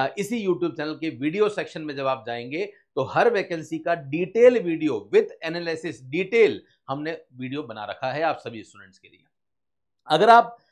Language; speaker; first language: Hindi; native; Hindi